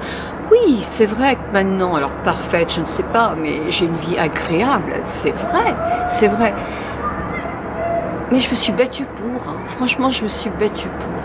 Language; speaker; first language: French; native; French